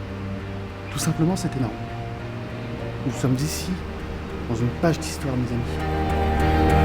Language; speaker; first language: French; native; French